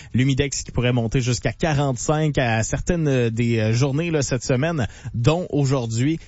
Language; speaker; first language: French; native; French